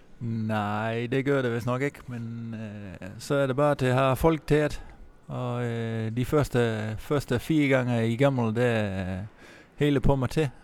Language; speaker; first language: Danish; non-native, fluent; Dutch